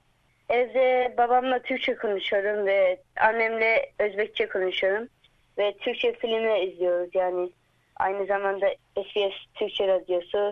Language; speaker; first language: Turkish; early bilingual, heritage; Turkish